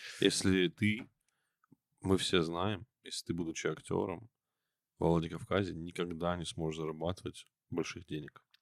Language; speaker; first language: Russian; native; Russian